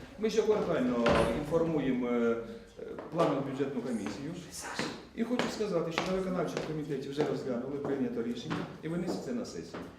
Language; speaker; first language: Ukrainian; native; Ukrainian